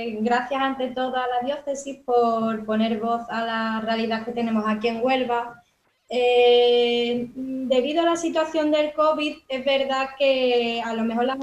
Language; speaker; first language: Spanish; native; Spanish